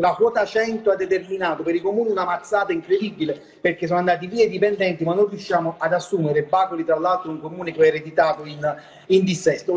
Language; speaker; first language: Italian; native; Italian